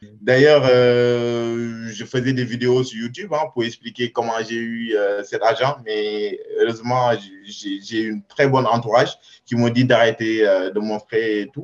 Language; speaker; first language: French; non-native, local second language; Wolof